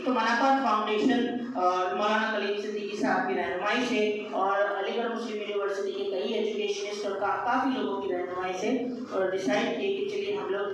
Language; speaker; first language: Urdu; non-native, local second language; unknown